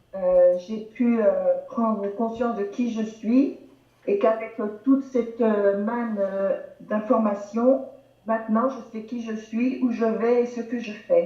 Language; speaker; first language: French; native; French